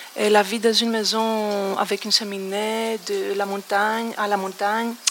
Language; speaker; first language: French; non-native, fluent; Greek